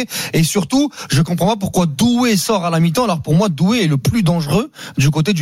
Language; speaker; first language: French; native; French